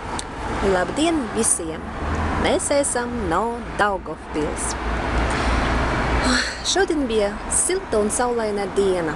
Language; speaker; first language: Latvian; non-native, local second language; Russian